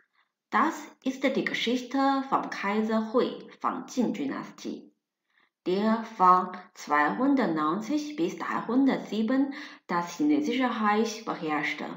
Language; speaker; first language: German; non-native, fluent; Chinese